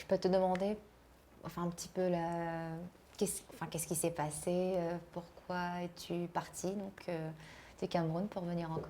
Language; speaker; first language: French; native; French